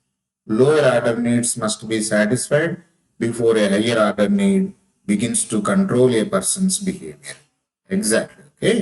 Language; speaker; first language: English; non-native, local second language; Telugu